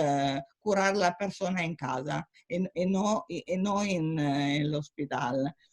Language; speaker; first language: Spanish; non-native, fluent; Italian